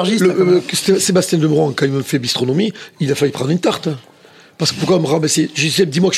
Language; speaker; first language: French; native; French